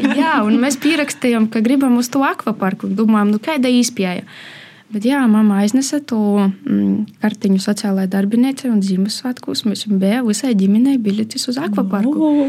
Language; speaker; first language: Latvian; native; Latvian